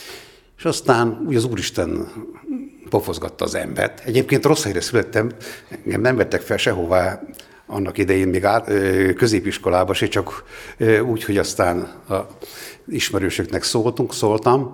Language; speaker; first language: Hungarian; native; Hungarian